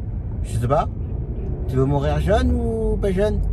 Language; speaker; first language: French; native; French